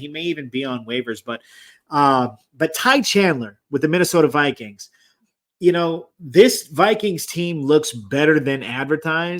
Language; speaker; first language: English; native; English